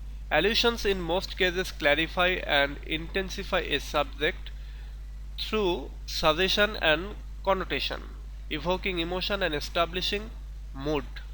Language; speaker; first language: English; non-native, local second language; Bangla